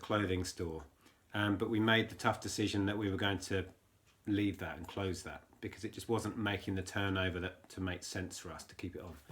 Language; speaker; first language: English; native; English